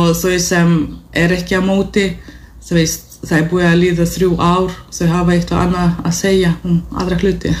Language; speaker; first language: Icelandic; non-native, fluent; Russian